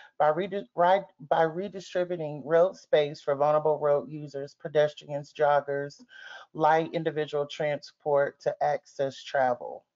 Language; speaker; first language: English; native; English